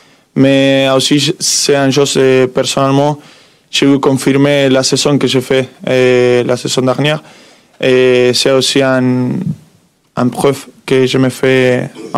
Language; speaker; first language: French; non-native, fluent; Spanish